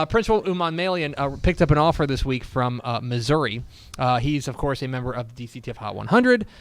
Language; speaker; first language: English; native; English